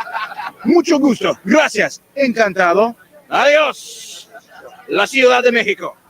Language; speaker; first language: Spanish; non-native, learner; English